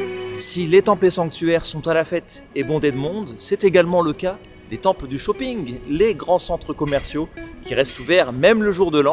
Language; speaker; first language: French; native; French